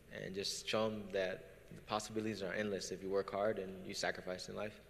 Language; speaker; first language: English; early bilingual, other home language; Spanish